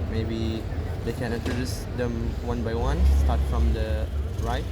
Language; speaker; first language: English; non-native, fluent; Indonesian